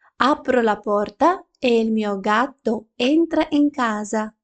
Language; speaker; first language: Italian; non-native, fluent; Ukrainian